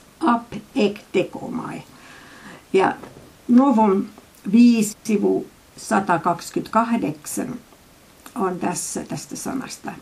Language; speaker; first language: Finnish; non-native, fluent; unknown